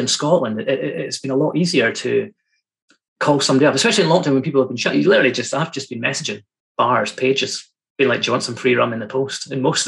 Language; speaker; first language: English; native; English